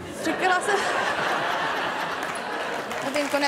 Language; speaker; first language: Czech; native; Czech